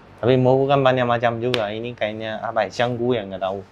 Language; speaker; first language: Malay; non-native, fluent; Chinese